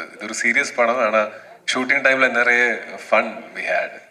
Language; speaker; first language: Tamil; non-native, learner; Malayalam